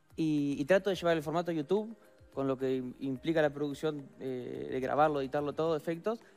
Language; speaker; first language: Spanish; native; Spanish